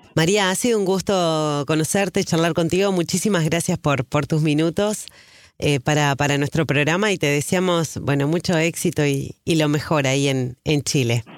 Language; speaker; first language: Spanish; native; Spanish